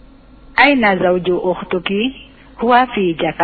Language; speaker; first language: Arabic; non-native, learner; Indonesian